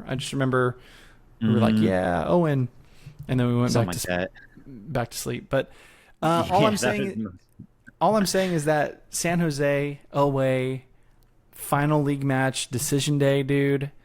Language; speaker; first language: English; native; English